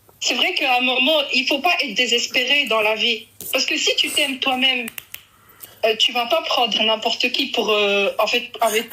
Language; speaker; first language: French; early bilingual, other home language; Arabic